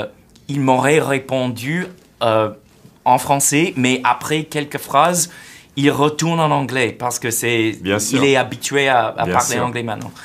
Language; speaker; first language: French; non-native, fluent; English